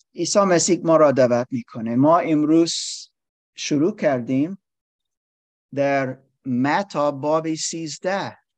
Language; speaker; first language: Persian; non-native, learner; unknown